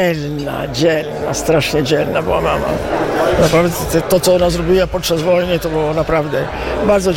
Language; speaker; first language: Polish; early bilingual, heritage; Italian